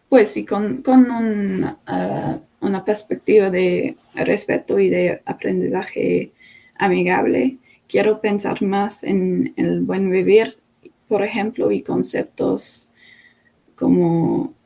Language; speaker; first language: Spanish; non-native, fluent; English